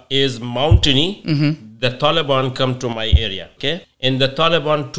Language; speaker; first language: English; non-native, learner; Persian